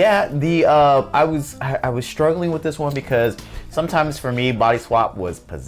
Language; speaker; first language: English; native; English